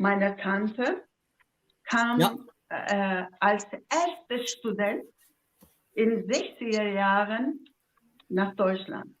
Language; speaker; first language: German; non-native, fluent; Zaza